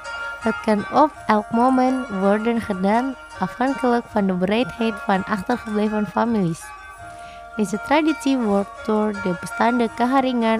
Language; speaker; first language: Dutch; non-native, fluent; Indonesian